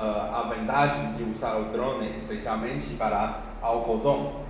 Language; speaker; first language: Portuguese; non-native, fluent; Chinese